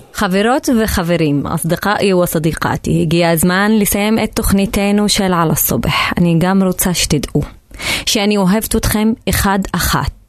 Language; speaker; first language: Hebrew; non-native, local second language; Arabic